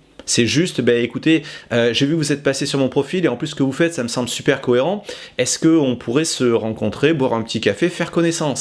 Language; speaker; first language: French; native; French